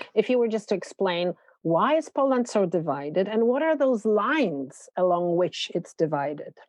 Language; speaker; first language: English; non-native, fluent; Polish